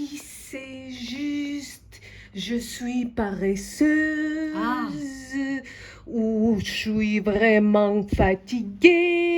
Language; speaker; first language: French; non-native, fluent; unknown